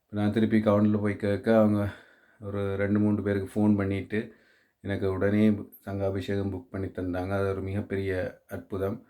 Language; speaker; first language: Tamil; native; Tamil